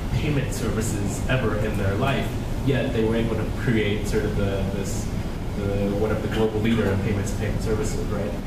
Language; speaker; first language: English; native; English